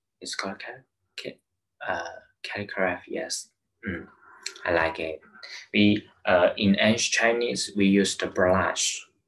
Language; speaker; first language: English; non-native, learner; Chinese